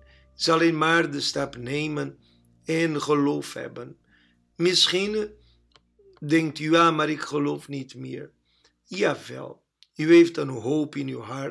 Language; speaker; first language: Dutch; non-native, learner; Portuguese